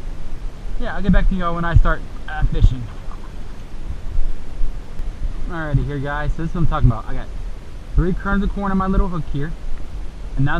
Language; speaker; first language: English; native; English